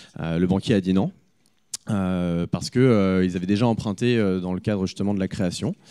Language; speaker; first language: French; native; French